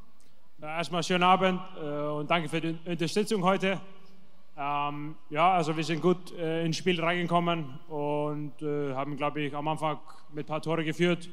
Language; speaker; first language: German; non-native, fluent; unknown